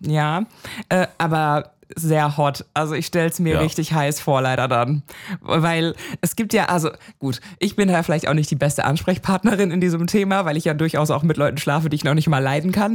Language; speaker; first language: German; native; German